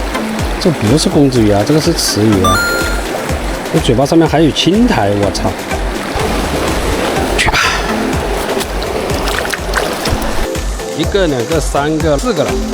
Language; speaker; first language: Chinese; native; Chinese